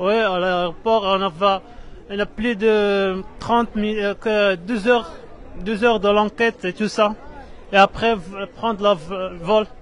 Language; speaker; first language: French; non-native, learner; Arabic